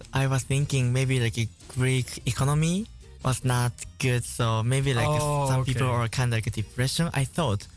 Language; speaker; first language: English; non-native, learner; Japanese